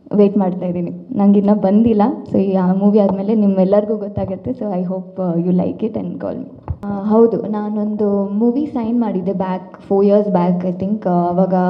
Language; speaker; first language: Kannada; non-native, local second language; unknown